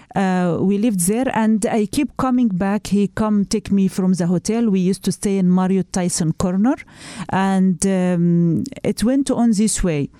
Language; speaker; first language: English; non-native, learner; Arabic